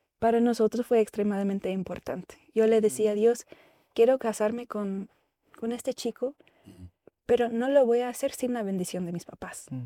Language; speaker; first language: Spanish; non-native, fluent; English